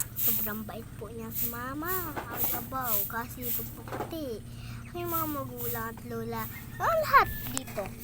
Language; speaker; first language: Filipino; native; Filipino